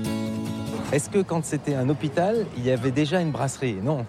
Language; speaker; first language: French; native; French